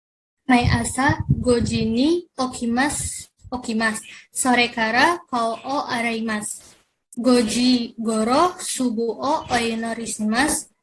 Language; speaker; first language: Japanese; non-native, learner; Indonesian